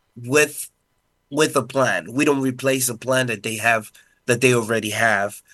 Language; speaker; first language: English; non-native, fluent; Spanish